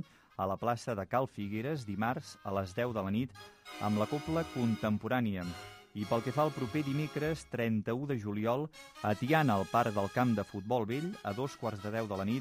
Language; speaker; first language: Catalan; native; Catalan